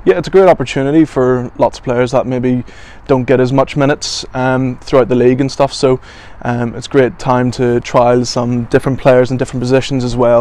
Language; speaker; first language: English; native; English